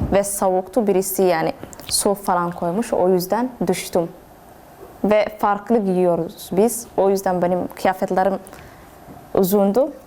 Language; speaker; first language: Turkish; non-native, fluent; Somali